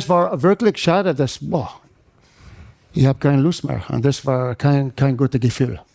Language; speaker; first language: German; non-native, fluent; English